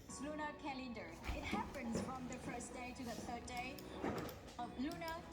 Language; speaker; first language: English; non-native, learner; Vietnamese